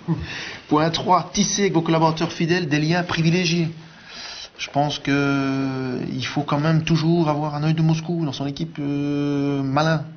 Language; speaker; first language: French; native; French